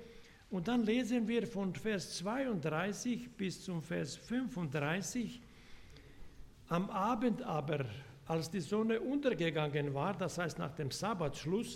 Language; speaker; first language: German; non-native, fluent; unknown